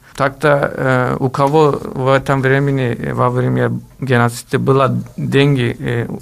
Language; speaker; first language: Russian; non-native, learner; Turkish